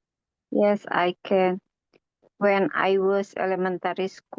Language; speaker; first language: English; non-native, learner; Indonesian